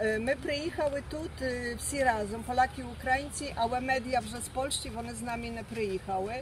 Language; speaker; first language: Ukrainian; early bilingual, heritage; Ukrainian